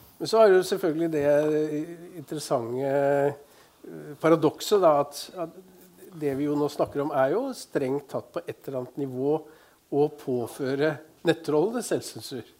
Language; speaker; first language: Norwegian; native; Norwegian